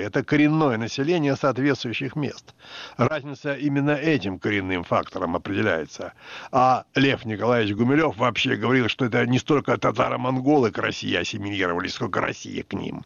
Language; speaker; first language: Russian; native; Russian